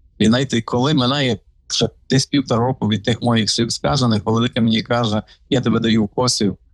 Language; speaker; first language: Ukrainian; native; Ukrainian